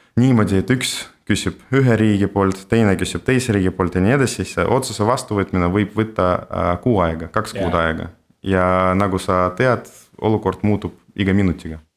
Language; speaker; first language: Estonian; non-native, local second language; Russian